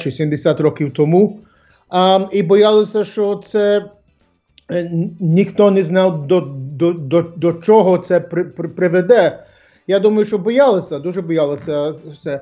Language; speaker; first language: Ukrainian; early bilingual, heritage; English